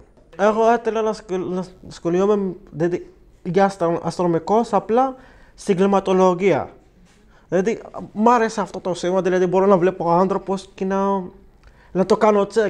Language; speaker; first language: Greek; non-native, learner; Arabic